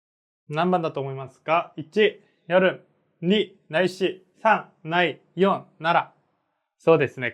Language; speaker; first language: Japanese; non-native, fluent; Korean